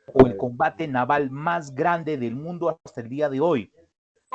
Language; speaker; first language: Spanish; native; Spanish